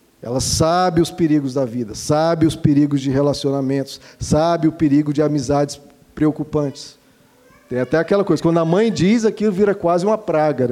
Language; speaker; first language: Portuguese; native; Portuguese